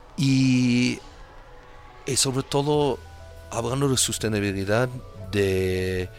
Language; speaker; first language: Spanish; non-native, fluent; English